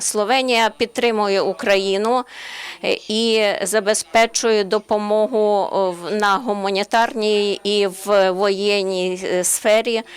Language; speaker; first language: Ukrainian; non-native, learner; Slovenian